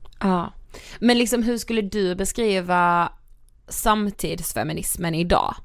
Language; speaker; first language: Swedish; native; Swedish